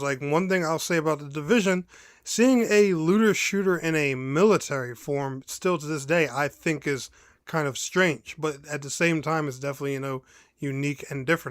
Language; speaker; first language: English; native; English